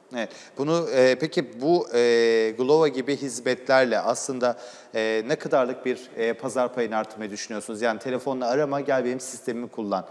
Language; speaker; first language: Turkish; native; Turkish